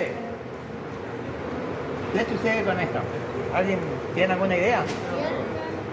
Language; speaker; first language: Spanish; native; Spanish